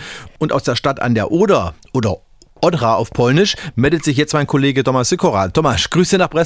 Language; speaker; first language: German; native; German